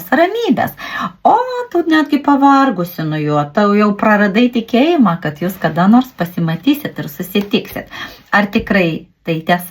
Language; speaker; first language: Lithuanian; native; Lithuanian